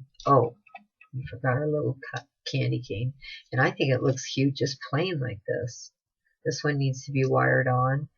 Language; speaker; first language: English; native; English